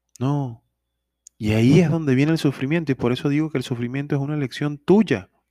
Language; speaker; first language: Spanish; native; Spanish